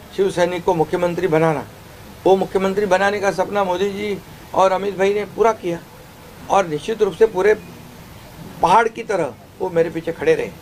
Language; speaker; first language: Hindi; non-native, local second language; Marathi